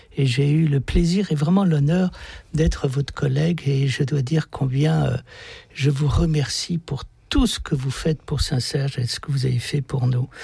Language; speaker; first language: French; native; French